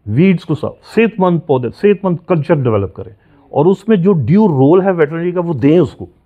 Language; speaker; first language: Urdu; non-native, local second language; Punjabi